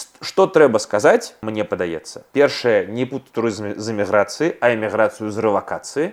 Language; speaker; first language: Belarusian; native; Belarusian